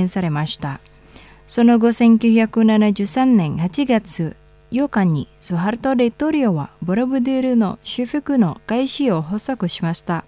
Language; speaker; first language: Japanese; non-native, fluent; Indonesian